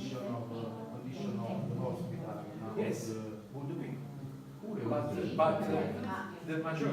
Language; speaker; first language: English; non-native, learner; Italian